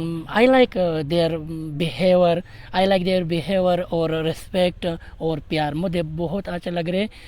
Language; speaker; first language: Hindi; non-native, learner; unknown